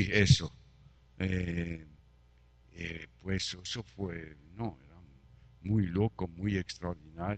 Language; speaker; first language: Spanish; non-native, fluent; French